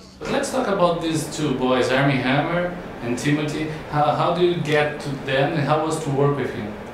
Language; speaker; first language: English; non-native, fluent; Portuguese